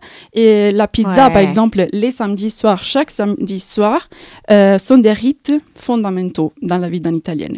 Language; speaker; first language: French; non-native, fluent; Italian